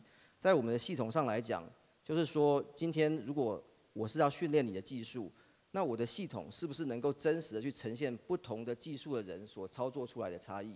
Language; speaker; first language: Chinese; native; Chinese